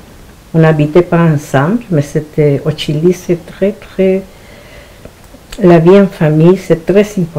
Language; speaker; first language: French; non-native, fluent; Spanish